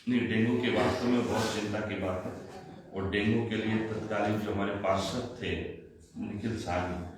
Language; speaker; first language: Hindi; non-native, local second language; Bangla